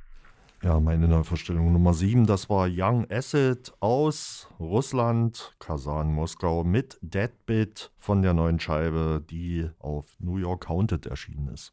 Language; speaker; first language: German; native; German